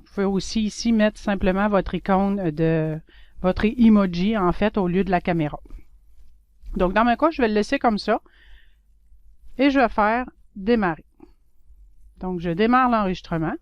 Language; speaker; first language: French; native; French